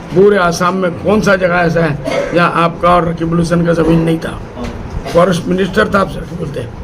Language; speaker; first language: Hindi; non-native, local second language; Assamese